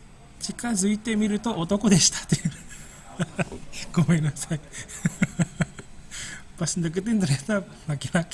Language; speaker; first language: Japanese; non-native, fluent; Indonesian